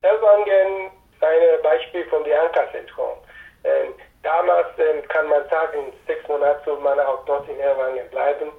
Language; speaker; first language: German; non-native, fluent; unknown